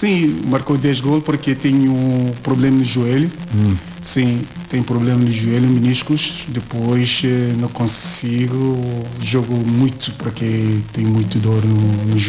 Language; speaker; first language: Portuguese; non-native, learner; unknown